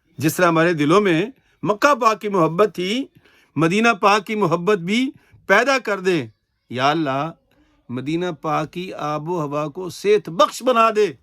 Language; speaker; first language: Urdu; non-native, local second language; Punjabi